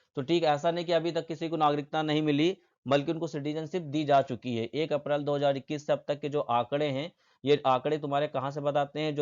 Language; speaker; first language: Hindi; native; Hindi